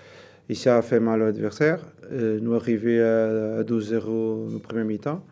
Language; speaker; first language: French; non-native, learner; Portuguese